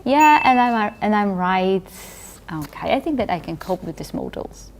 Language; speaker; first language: English; non-native, fluent; Georgian